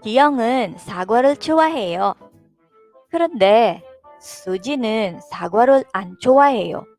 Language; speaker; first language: Korean; non-native, fluent; Filipino